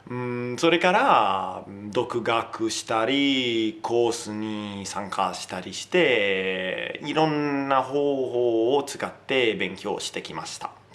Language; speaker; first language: Japanese; non-native, learner; Italian